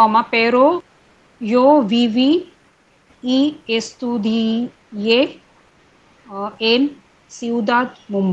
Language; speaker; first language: Spanish; non-native, learner; Hindi